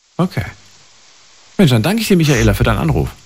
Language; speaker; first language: German; native; German